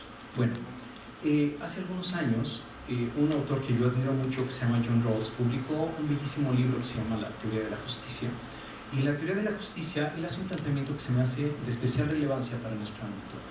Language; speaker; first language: Spanish; native; Spanish